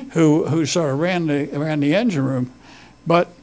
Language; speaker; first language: English; native; English